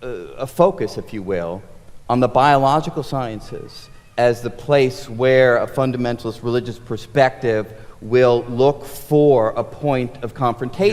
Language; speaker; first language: English; native; English